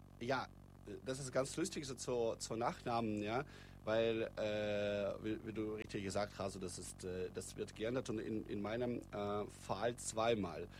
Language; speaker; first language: German; non-native, fluent; Russian